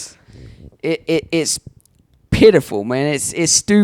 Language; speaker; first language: English; native; English